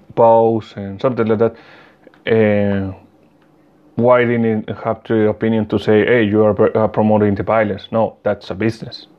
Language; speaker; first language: English; non-native, learner; Spanish